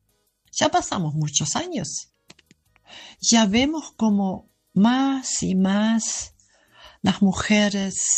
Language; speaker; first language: Spanish; non-native, learner; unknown